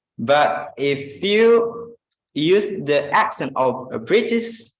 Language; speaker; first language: English; non-native, fluent; Indonesian